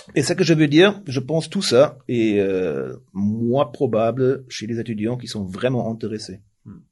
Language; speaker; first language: French; non-native, fluent; German